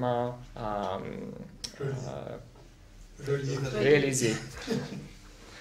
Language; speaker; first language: French; non-native, local second language; English